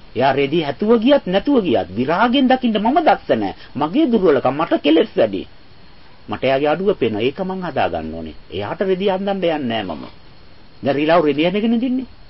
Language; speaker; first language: Sinhala; native; Sinhala